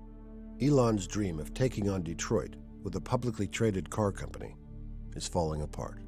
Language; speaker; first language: English; native; English